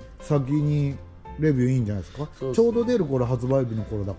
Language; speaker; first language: Japanese; native; Japanese